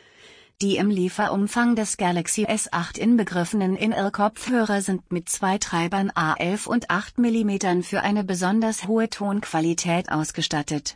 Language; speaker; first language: German; native; German